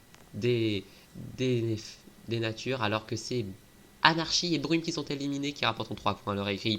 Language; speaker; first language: French; native; French